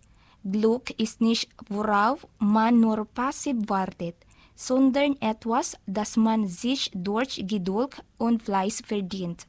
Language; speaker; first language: German; non-native, learner; Filipino